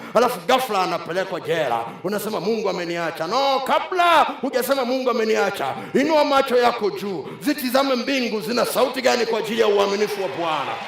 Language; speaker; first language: Swahili; native; Swahili